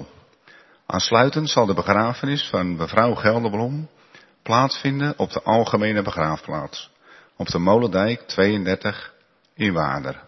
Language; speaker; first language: Dutch; native; Dutch